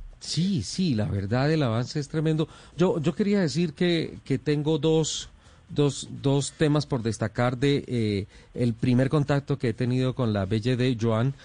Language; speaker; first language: Spanish; native; Spanish